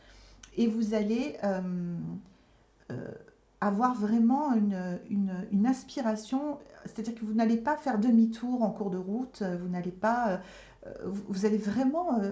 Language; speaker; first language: French; native; French